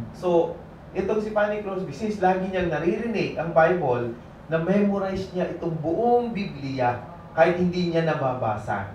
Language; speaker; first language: Filipino; native; Filipino